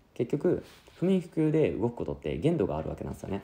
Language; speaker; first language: Japanese; native; Japanese